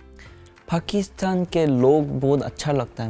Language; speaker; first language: Hindi; non-native, learner; Korean